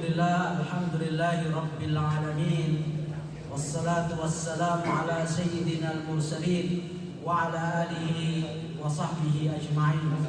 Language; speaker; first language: Indonesian; non-native, local second language; Javanese